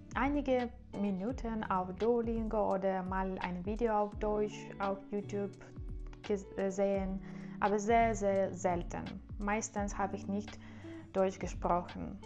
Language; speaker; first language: German; non-native, learner; Ukrainian